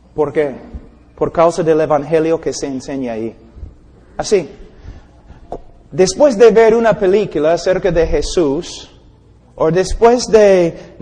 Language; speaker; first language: Spanish; non-native, fluent; English